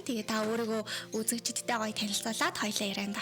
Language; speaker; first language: Mongolian; native; Mongolian